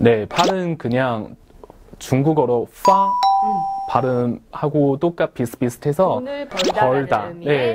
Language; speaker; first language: Korean; non-native, fluent; Chinese